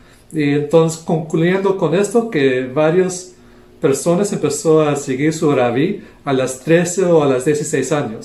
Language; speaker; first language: Spanish; non-native, local second language; English